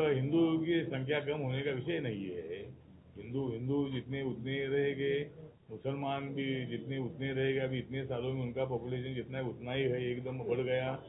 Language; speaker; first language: Hindi; non-native, local second language; Marathi